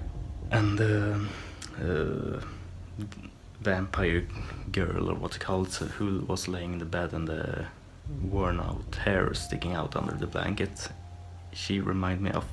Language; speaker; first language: English; non-native, fluent; Swedish